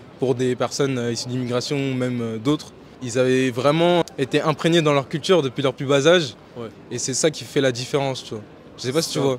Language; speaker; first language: French; native; French